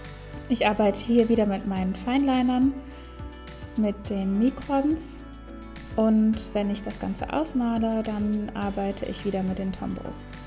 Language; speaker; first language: German; native; German